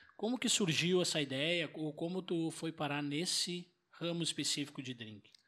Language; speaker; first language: Portuguese; native; Portuguese